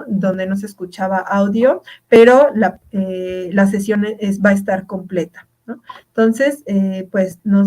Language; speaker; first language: Spanish; native; Spanish